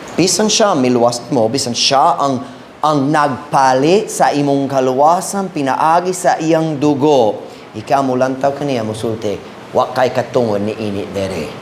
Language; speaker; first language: Cebuano; non-native, fluent; English